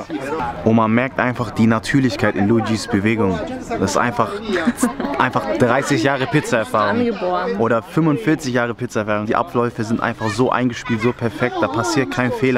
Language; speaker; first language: German; native; German